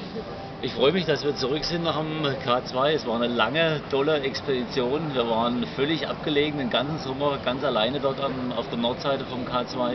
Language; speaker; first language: German; native; German